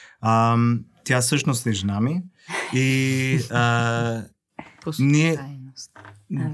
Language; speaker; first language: Bulgarian; non-native, fluent; English